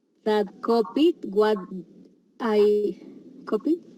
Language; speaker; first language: English; non-native, learner; Spanish